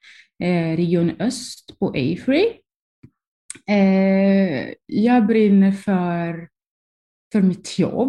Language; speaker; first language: Swedish; non-native, fluent; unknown